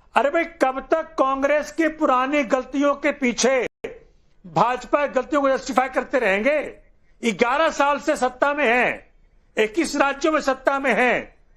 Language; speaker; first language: Hindi; native; Hindi